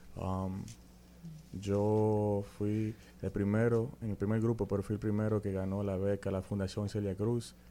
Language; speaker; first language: Spanish; early bilingual, heritage; Spanish